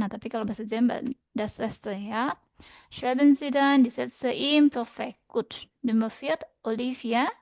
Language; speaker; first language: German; non-native, fluent; Indonesian